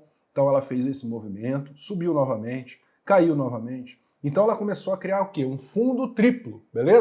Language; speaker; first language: Portuguese; native; Portuguese